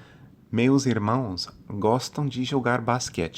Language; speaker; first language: Portuguese; non-native, fluent; English